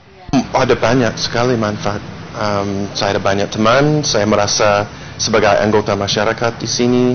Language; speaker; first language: Indonesian; non-native, fluent; English